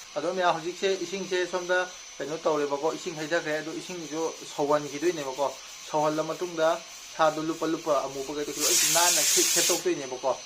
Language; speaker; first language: Manipuri; non-native, local second language; Rongmei Naga